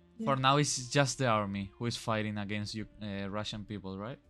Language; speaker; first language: English; non-native, fluent; Spanish